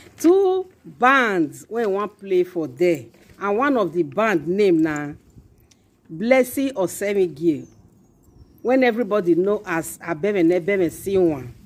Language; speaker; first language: Nigerian Pidgin; non-native, local second language; Bini